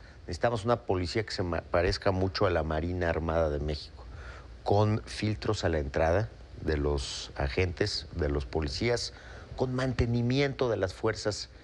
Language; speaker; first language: Spanish; native; Spanish